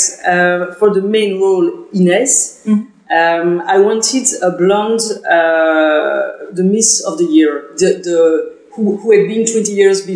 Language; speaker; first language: English; non-native, fluent; French